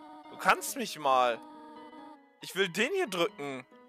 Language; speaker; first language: German; native; German